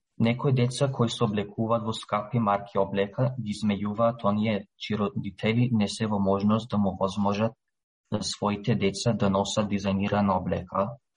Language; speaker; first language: Macedonian; early bilingual, heritage; Macedonian